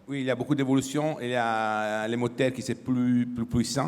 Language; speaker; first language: French; non-native, fluent; Italian